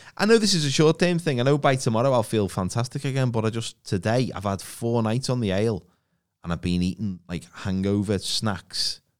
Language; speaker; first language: English; native; English